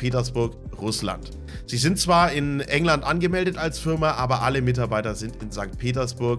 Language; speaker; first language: German; native; German